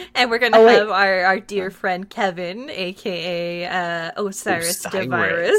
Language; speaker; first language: English; native; English